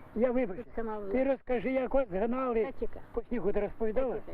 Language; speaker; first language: Ukrainian; native; Ukrainian